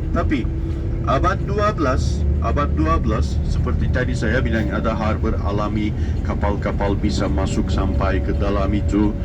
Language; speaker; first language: Indonesian; non-native, learner; Turkish